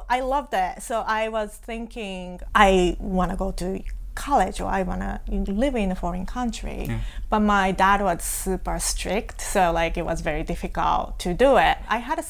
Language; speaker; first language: English; non-native, fluent; Japanese